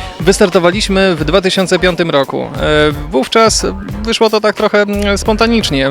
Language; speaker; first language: Polish; native; Polish